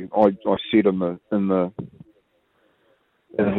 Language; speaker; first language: English; native; English